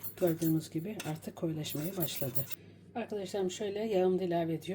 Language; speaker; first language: Turkish; native; Turkish